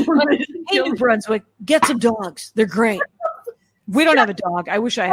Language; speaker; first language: English; native; English